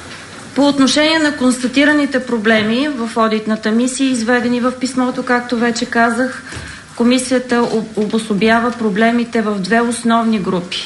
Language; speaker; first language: Bulgarian; native; Bulgarian